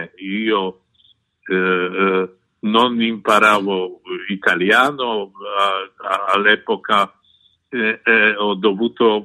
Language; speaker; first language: Italian; non-native, fluent; Polish